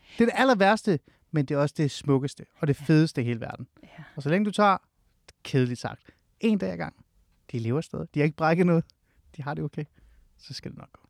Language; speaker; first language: Danish; early bilingual, other home language; Persian